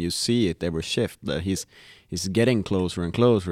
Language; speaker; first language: English; non-native, fluent; Swedish